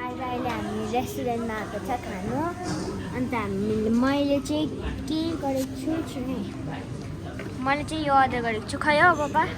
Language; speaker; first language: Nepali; non-native, local second language; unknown